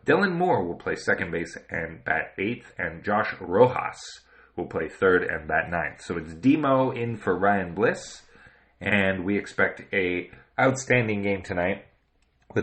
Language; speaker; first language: English; native; English